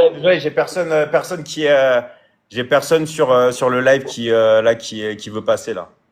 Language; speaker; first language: French; native; French